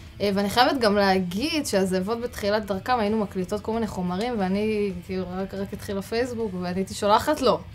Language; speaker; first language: Hebrew; native; Hebrew